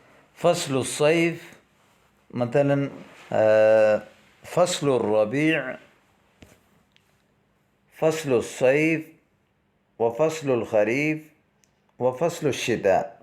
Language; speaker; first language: Arabic; non-native, fluent; Urdu